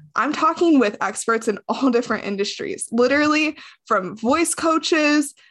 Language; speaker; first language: English; native; English